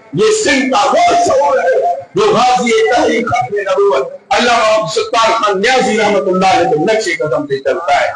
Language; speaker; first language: Urdu; non-native, local second language; Sindhi